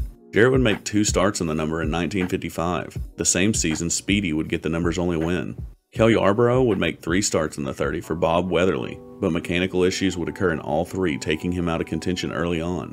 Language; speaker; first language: English; native; English